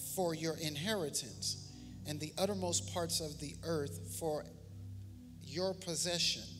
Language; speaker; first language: English; native; English